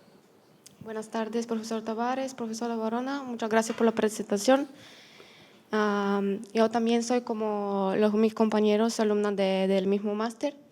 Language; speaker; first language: Spanish; non-native, fluent; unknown